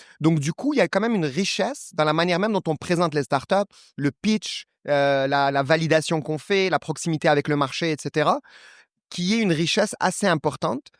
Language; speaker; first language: French; non-native, local second language; Arabic